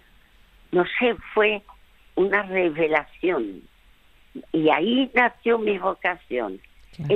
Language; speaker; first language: Spanish; early bilingual, other home language; French